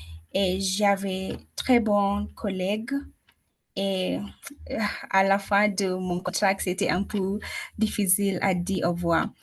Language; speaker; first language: French; non-native, learner; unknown